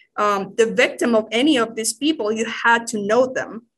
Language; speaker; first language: English; non-native, fluent; Spanish